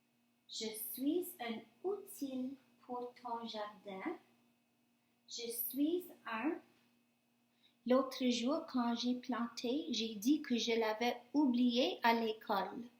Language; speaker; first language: French; non-native, fluent; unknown